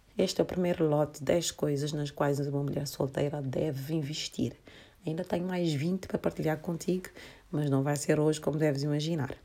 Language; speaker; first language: Portuguese; non-native, local second language; Kabuverdianu